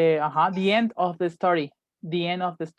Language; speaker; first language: English; non-native, fluent; Spanish